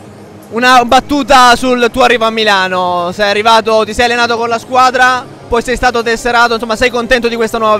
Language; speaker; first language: Italian; native; Italian